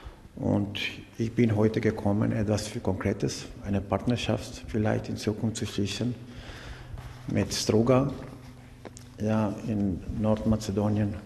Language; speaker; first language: German; non-native, learner; Macedonian